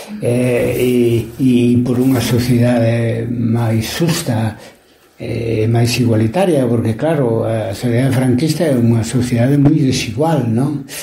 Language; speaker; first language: Galician; non-native, local second language; Spanish